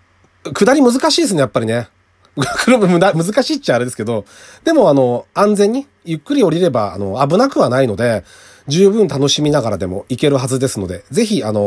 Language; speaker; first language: Japanese; native; Japanese